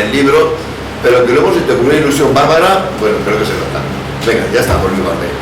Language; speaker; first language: Spanish; native; Spanish